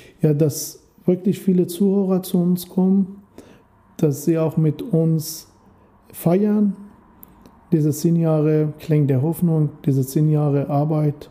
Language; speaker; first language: German; non-native, learner; Persian